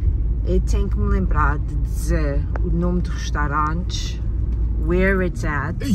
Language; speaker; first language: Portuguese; early bilingual, heritage; English